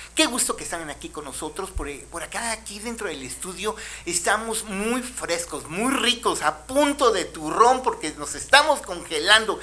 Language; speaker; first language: Spanish; native; Spanish